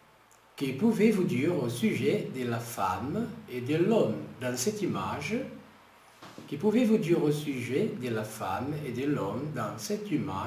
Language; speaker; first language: French; non-native, fluent; Portuguese